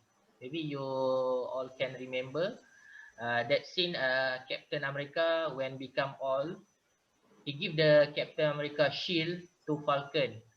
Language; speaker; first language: English; non-native, learner; Malay